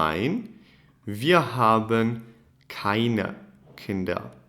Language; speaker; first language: German; non-native, fluent; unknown